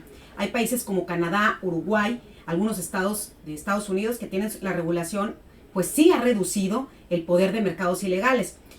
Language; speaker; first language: Spanish; native; Spanish